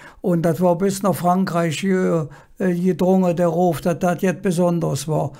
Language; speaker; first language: German; native; German